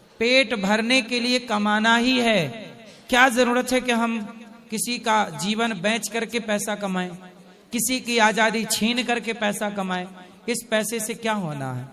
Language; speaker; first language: Hindi; native; Hindi